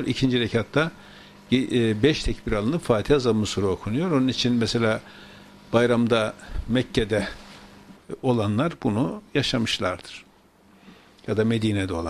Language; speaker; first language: Turkish; native; Turkish